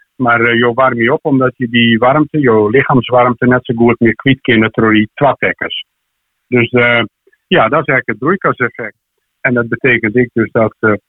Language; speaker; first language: Dutch; non-native, local second language; Western Frisian